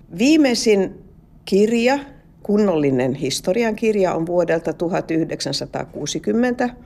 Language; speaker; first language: Finnish; non-native, local second language; Swedish